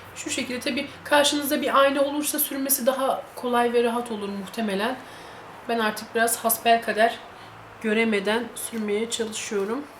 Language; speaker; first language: Turkish; native; Turkish